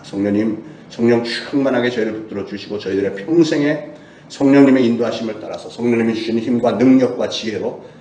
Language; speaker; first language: Korean; native; Korean